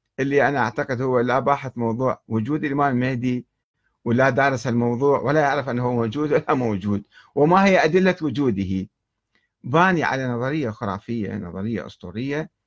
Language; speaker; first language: Arabic; native; Arabic